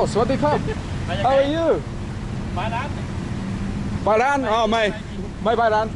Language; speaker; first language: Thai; non-native, learner; English